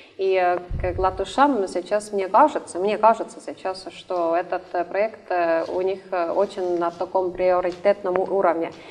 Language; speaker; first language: Russian; non-native, local second language; Estonian